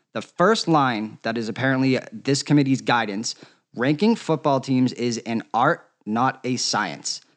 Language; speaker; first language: English; native; English